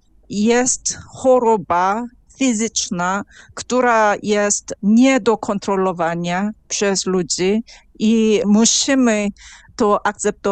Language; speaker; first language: Polish; non-native, fluent; Korean